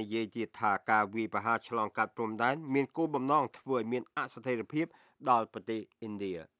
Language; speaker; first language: Khmer; native; Khmer